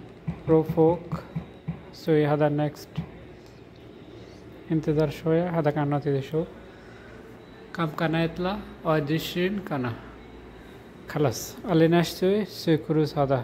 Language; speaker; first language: Arabic; non-native, learner; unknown